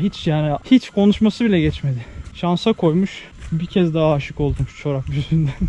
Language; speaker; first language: Turkish; native; Turkish